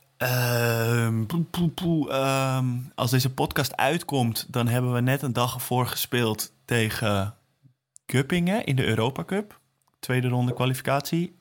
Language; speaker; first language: Dutch; native; Dutch